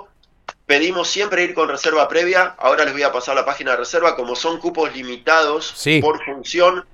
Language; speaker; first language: Spanish; native; Spanish